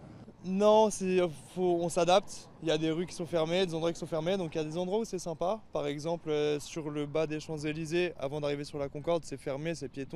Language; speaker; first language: French; native; French